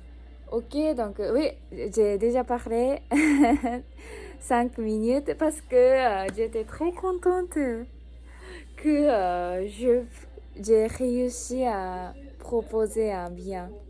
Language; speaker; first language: French; non-native, learner; Japanese